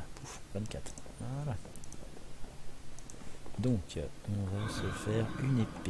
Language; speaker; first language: French; native; French